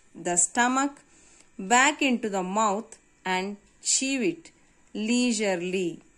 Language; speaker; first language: English; non-native, local second language; Telugu